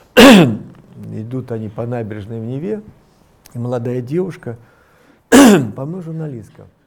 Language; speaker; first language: Russian; native; Russian